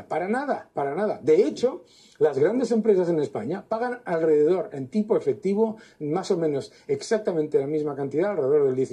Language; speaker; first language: Spanish; native; Spanish